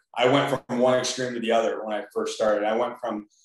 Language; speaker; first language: English; native; English